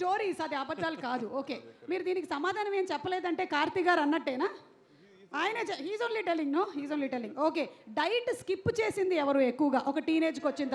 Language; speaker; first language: Telugu; native; Telugu